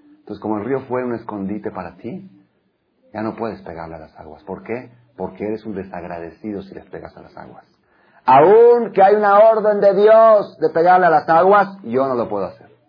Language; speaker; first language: Spanish; non-native, fluent; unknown